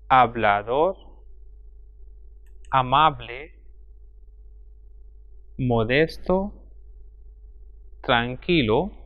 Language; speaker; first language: Spanish; non-native, fluent; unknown